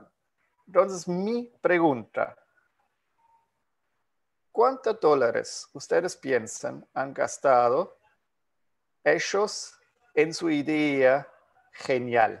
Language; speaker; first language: Spanish; non-native, fluent; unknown